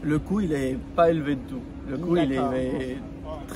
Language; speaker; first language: French; non-native, fluent; Spanish